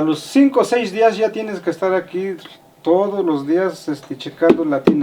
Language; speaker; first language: Spanish; native; Spanish